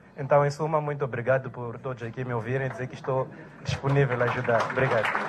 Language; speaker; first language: Portuguese; native; Portuguese